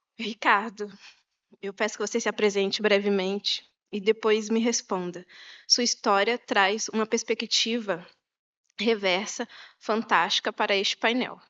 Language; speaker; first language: Portuguese; native; Portuguese